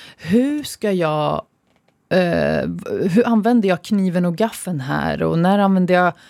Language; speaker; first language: Swedish; early bilingual, other home language; Arabic